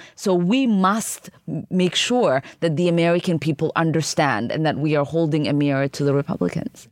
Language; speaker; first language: English; early bilingual, other home language; Somali